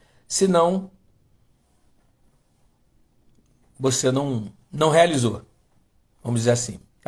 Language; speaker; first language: Portuguese; native; Portuguese